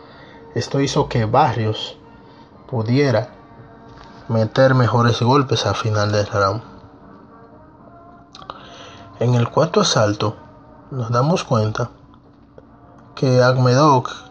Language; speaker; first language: Spanish; native; Spanish